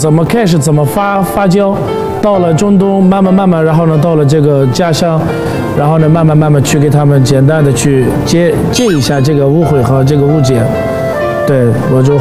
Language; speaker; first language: Chinese; non-native, fluent; Arabic